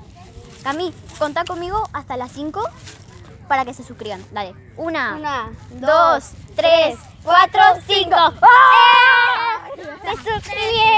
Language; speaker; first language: Spanish; native; Spanish